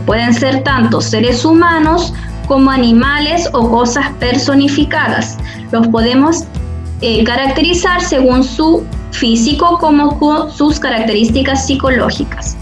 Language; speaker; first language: Spanish; native; Spanish